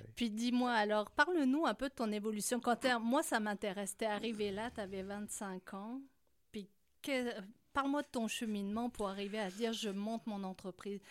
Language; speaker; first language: French; native; French